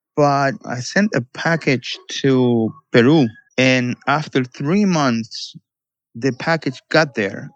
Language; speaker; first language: English; non-native, fluent; Spanish